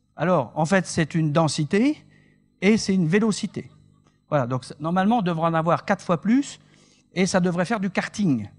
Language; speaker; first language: French; native; French